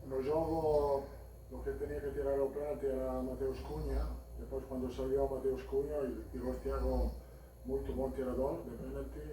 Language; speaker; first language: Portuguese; non-native, learner; Italian